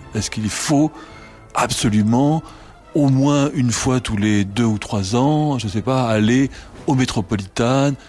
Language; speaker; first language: French; native; French